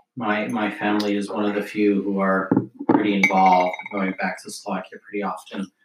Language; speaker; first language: English; early bilingual, other home language; Slovak